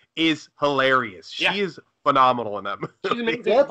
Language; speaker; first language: English; native; English